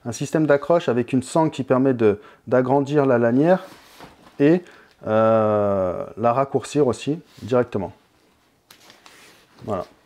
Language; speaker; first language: French; native; French